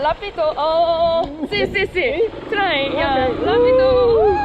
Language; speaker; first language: Spanish; non-native, learner; Korean